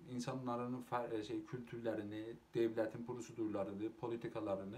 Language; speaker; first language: Turkish; non-native, local second language; Azerbaijani